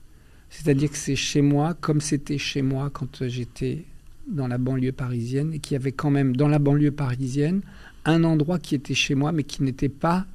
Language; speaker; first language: French; early bilingual, other home language; Albanian